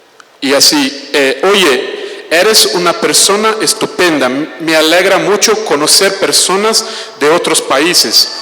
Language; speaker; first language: Spanish; non-native, fluent; Portuguese